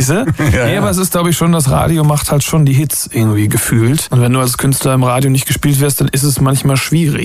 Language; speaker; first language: German; native; German